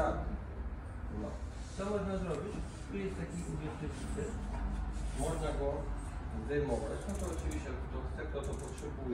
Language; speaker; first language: Polish; non-native, fluent; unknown